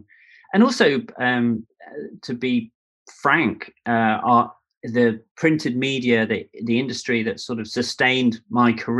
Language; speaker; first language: English; native; English